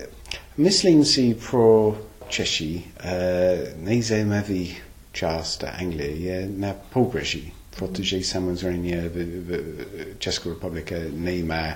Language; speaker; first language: Czech; non-native, learner; English